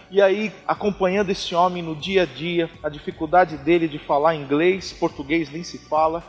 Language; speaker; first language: Portuguese; native; Portuguese